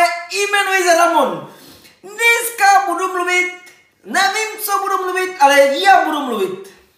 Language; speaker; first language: Czech; non-native, learner; Spanish